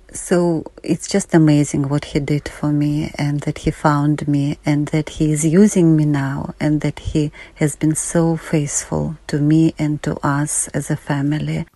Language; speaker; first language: English; non-native, fluent; Russian